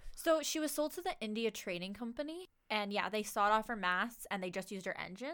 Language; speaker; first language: English; native; English